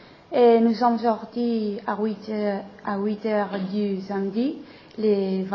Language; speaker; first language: French; non-native, learner; Spanish